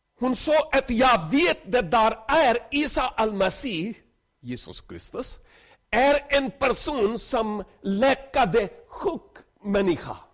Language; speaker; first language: Swedish; non-native, learner; Urdu